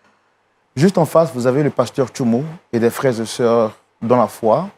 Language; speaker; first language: French; native; French